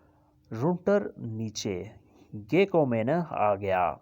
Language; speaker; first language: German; non-native, fluent; Urdu